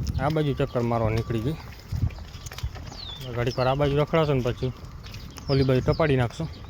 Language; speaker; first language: Gujarati; native; Gujarati